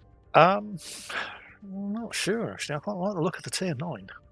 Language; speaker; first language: English; native; English